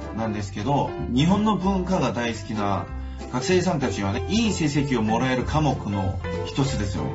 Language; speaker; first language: Japanese; non-native, fluent; Korean